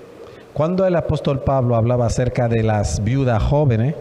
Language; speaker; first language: Spanish; non-native, fluent; Haitian Creole